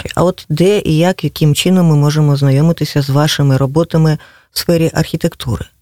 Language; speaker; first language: Ukrainian; native; Ukrainian